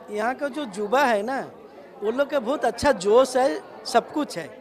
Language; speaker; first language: Hindi; non-native, local second language; Odia